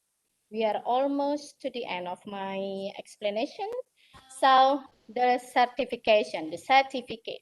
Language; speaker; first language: English; non-native, fluent; Indonesian